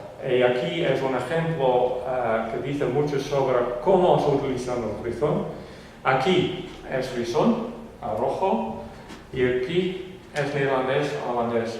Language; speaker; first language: Spanish; non-native, fluent; Western Frisian